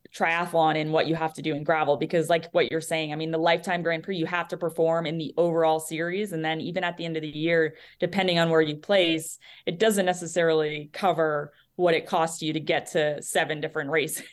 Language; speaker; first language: English; native; English